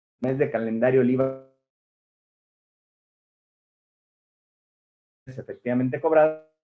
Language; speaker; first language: Spanish; native; Spanish